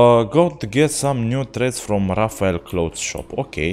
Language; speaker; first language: English; non-native, learner; Romanian